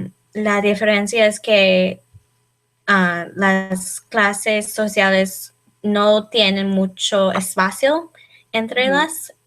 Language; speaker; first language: Spanish; non-native, learner; English